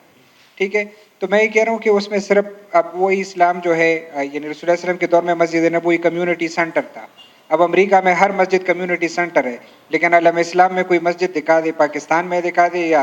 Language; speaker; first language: Urdu; native; Urdu